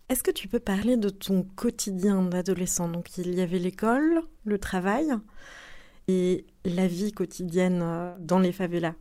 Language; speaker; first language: French; native; French